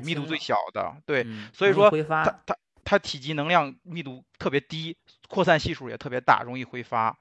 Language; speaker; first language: Chinese; native; Chinese